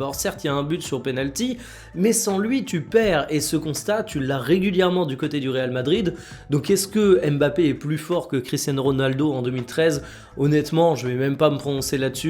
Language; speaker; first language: French; native; French